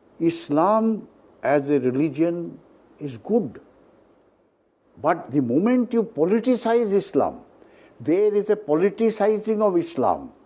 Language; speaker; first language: English; non-native, local second language; Bangla